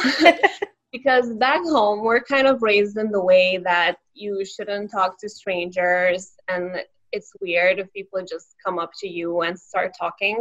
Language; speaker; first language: English; non-native, fluent; Lithuanian